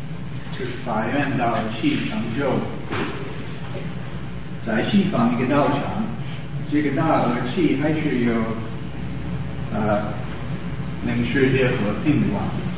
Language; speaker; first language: Chinese; non-native, fluent; English